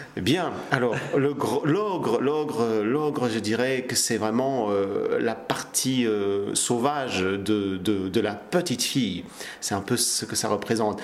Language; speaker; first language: French; early bilingual, other home language; Kabyle